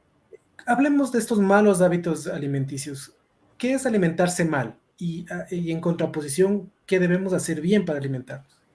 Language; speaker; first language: Spanish; native; Spanish